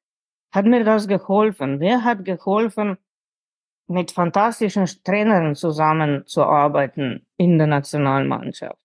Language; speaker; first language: German; non-native, fluent; Slovenian